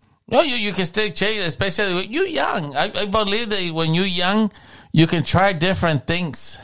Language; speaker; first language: English; non-native, fluent; Spanish